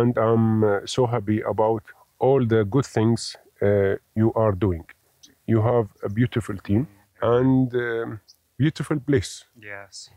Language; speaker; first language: English; non-native, fluent; Arabic